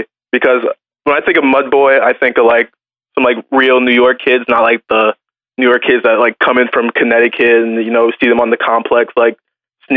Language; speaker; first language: English; native; English